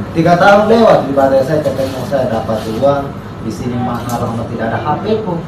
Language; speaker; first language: Indonesian; non-native, learner; Rohingya